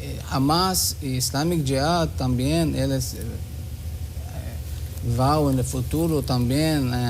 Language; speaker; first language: Spanish; non-native, learner; Hebrew